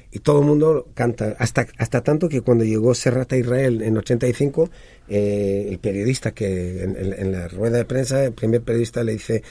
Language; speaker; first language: Spanish; early bilingual, other home language; Hebrew